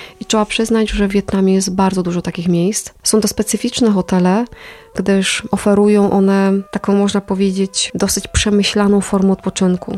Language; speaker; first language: Polish; native; Polish